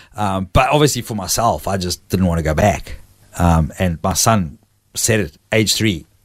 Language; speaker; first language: English; native; English